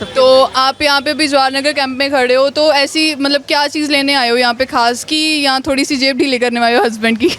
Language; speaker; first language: Hindi; non-native, local second language; Punjabi